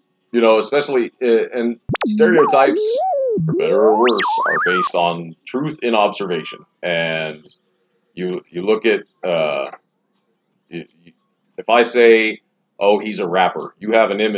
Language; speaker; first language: English; native; English